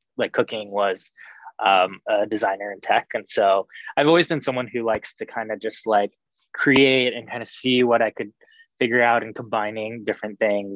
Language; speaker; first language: English; native; English